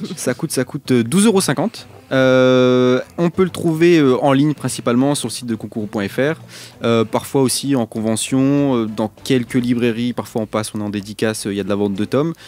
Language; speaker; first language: French; native; French